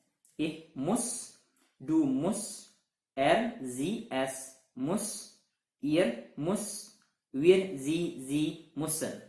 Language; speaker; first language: German; non-native, learner; Indonesian